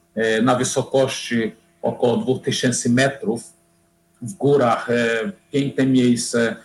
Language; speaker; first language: Polish; non-native, fluent; Portuguese